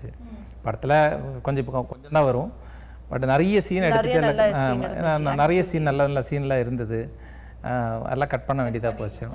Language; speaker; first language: Tamil; native; Tamil